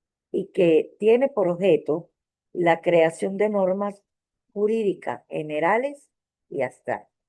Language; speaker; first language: Spanish; native; Spanish